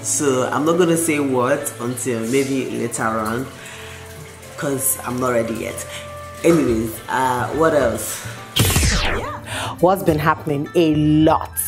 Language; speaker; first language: English; non-native, local second language; Igbo